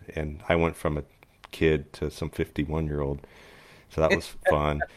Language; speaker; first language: English; native; English